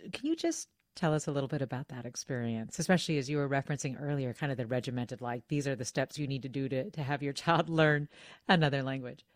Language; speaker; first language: English; native; English